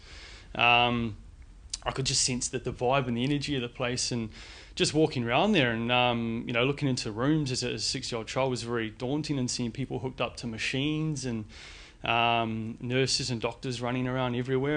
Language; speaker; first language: English; native; English